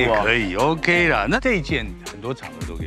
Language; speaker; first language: Chinese; native; Chinese